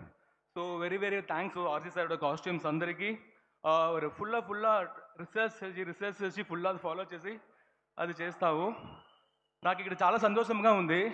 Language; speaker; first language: Telugu; non-native, learner; Tamil